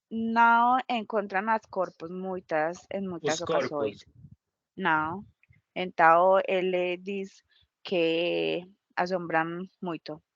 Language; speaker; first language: Portuguese; non-native, learner; Spanish